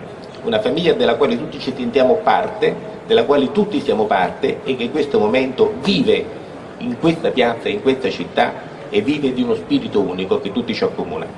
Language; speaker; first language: Italian; native; Italian